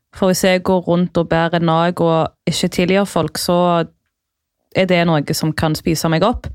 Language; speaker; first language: Norwegian; native; Norwegian